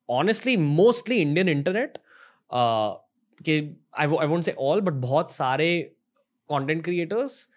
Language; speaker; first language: Hindi; native; Hindi